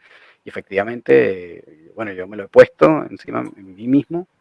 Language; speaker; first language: Spanish; native; Spanish